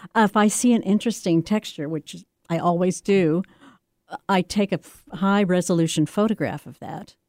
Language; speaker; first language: English; native; English